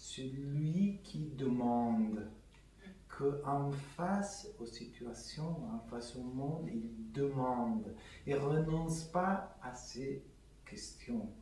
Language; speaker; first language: French; non-native, fluent; Italian